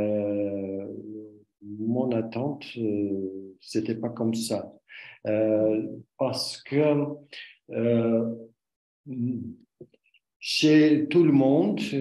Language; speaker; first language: French; non-native, learner; Armenian